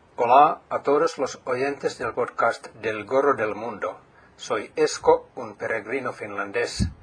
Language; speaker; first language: Spanish; non-native, fluent; Finnish